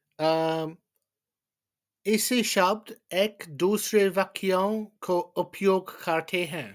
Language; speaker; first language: Hindi; non-native, learner; English